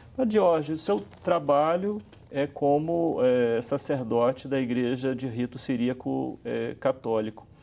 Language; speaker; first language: Portuguese; native; Portuguese